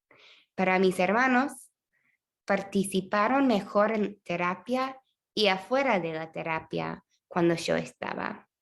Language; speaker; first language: Spanish; non-native, fluent; English